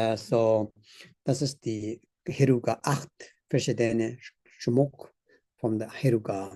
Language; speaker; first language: German; non-native, learner; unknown